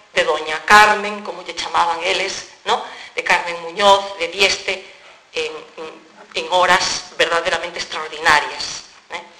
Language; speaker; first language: Spanish; non-native, local second language; Galician